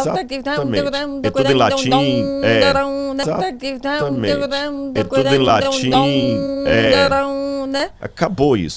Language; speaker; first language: Portuguese; native; Portuguese